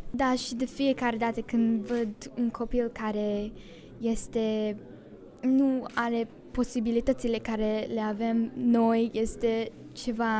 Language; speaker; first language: Romanian; early bilingual, heritage; Romanian